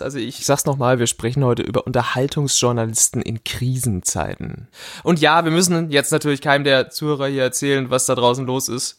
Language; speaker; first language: German; native; German